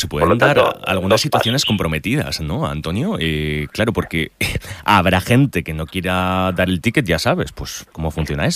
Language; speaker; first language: Spanish; native; Spanish